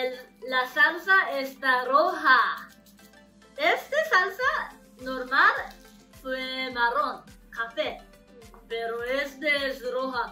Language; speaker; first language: Spanish; non-native, learner; Japanese